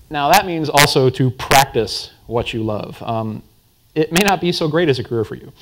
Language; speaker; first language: English; native; English